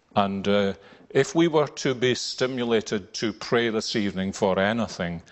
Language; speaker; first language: English; native; English